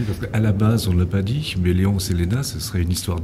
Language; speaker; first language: French; native; French